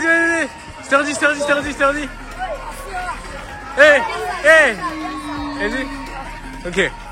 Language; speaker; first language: French; native; French